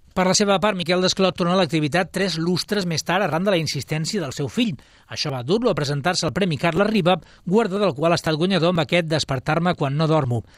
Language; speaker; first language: Catalan; native; Catalan